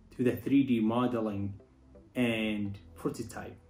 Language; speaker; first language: English; non-native, learner; Arabic